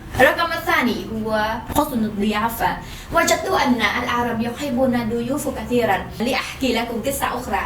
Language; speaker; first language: Arabic; non-native, fluent; Vietnamese